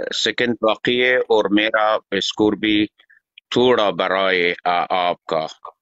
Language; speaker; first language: Hindi; non-native, learner; Persian